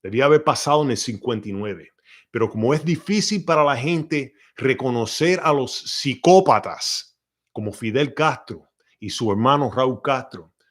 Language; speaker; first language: Spanish; early bilingual, heritage; Spanish